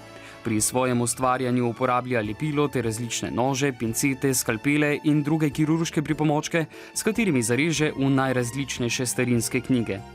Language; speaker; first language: Slovenian; native; Slovenian